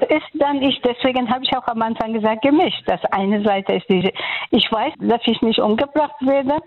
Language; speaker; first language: German; non-native, fluent; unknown